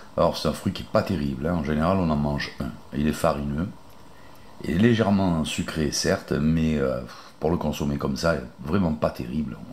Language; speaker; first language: French; native; French